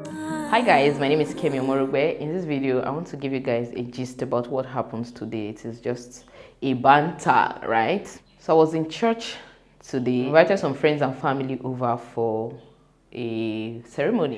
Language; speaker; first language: English; non-native, local second language; Yoruba